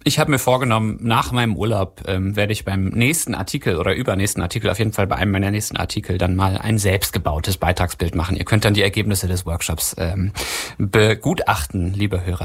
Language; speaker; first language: German; native; German